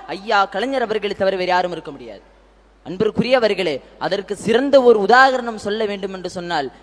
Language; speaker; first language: Tamil; non-native, local second language; Malayalam